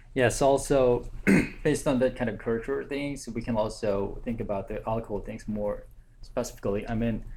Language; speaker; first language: English; non-native, fluent; Korean